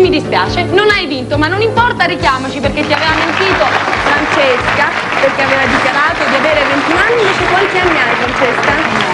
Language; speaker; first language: Italian; native; Italian